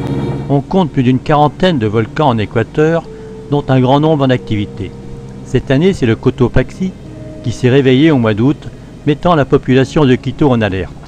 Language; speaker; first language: French; native; French